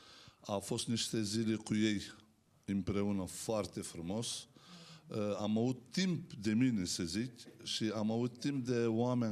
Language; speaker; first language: Romanian; non-native, learner; Turkish